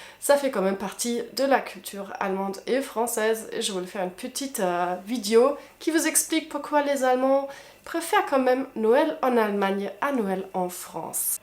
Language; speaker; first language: French; non-native, fluent; German